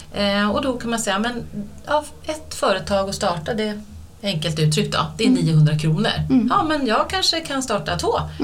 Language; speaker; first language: Swedish; native; Swedish